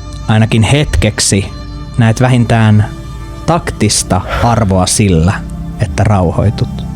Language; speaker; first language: Finnish; native; Finnish